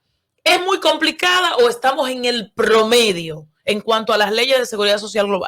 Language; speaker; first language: Spanish; native; Spanish